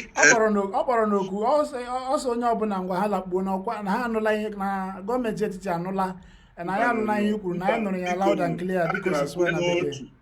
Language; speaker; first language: Igbo; native; Igbo